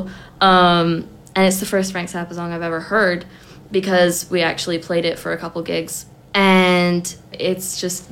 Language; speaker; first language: English; native; English